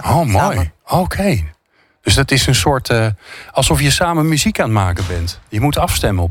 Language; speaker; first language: Dutch; native; Dutch